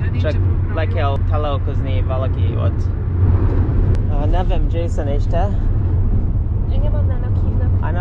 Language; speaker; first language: Hungarian; non-native, learner; English